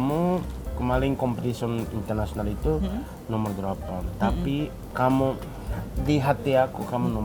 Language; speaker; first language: Indonesian; non-native, learner; Japanese